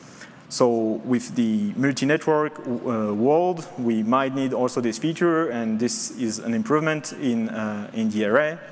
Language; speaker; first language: English; non-native, fluent; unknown